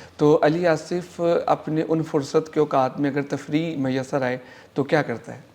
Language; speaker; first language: Urdu; native; Urdu